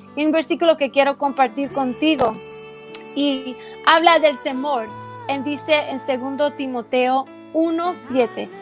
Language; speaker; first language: Spanish; early bilingual, heritage; Spanish